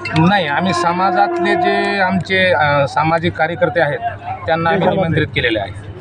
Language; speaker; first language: Marathi; non-native, local second language; Lambadi